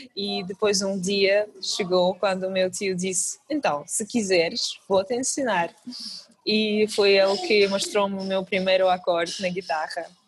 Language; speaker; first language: Portuguese; non-native, fluent; Russian